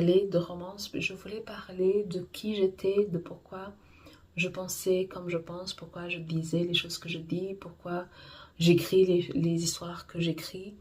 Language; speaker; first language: French; non-native, fluent; Portuguese